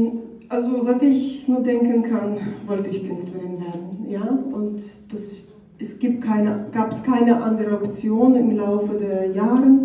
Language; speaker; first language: German; non-native, fluent; Ukrainian